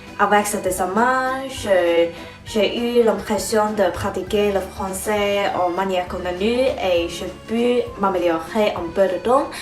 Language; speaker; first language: French; non-native, fluent; Chinese